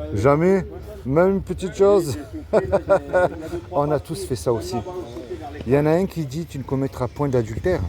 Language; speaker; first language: French; native; French